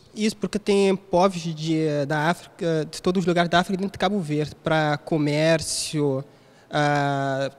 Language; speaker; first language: Portuguese; non-native, local second language; Kabuverdianu